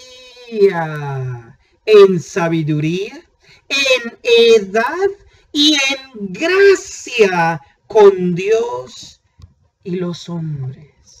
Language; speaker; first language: Spanish; native; Spanish